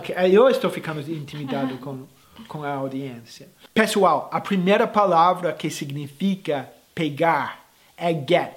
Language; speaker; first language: Portuguese; non-native, fluent; English